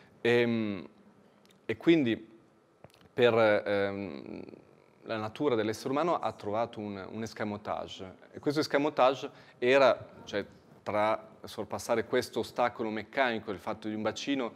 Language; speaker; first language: Italian; native; Italian